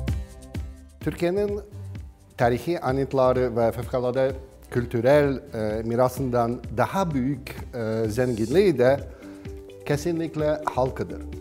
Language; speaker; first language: Turkish; non-native, learner; Polish